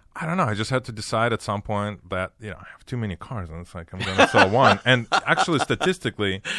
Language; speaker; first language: English; early bilingual, other home language; Ukrainian